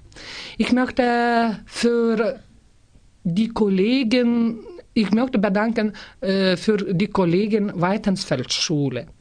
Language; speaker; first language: German; non-native, learner; Lithuanian